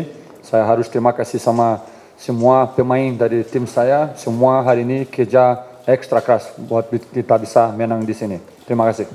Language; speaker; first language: Indonesian; non-native, fluent; Portuguese